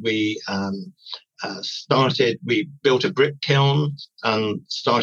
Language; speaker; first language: English; native; English